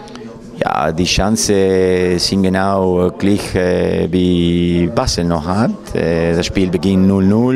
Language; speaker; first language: German; non-native, fluent; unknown